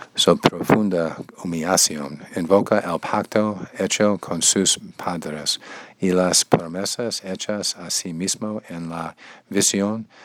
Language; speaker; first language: Spanish; non-native, learner; English